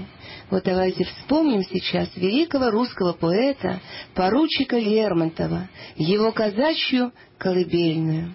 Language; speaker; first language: Russian; native; Russian